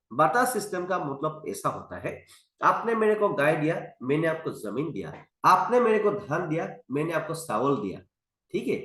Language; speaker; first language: Hindi; non-native, local second language; Assamese